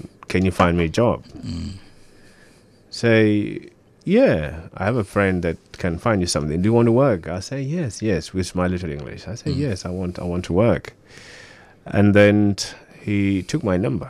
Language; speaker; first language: English; early bilingual, other home language; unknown